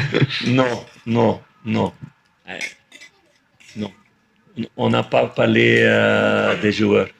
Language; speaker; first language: French; non-native, fluent; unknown